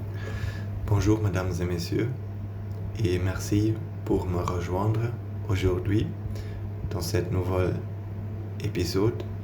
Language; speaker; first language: French; non-native, learner; German